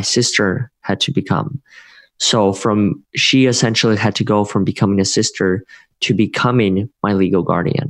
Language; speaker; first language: English; early bilingual, other home language; Russian